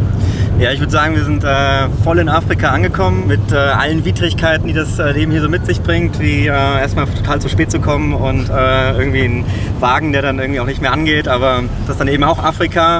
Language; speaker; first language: German; native; German